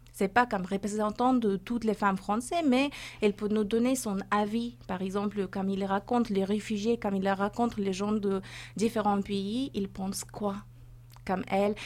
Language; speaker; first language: French; non-native, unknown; Persian